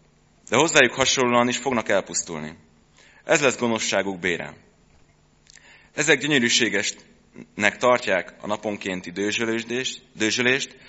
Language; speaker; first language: Hungarian; native; Hungarian